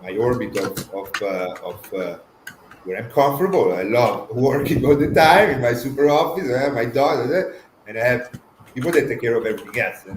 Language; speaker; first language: English; non-native, fluent; Italian